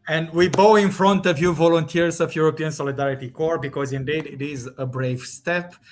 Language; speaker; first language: English; non-native, fluent; Romanian